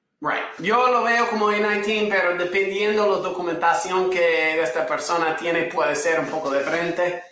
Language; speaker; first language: Spanish; non-native, fluent; English